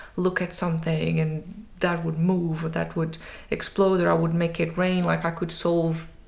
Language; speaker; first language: English; non-native, fluent; Portuguese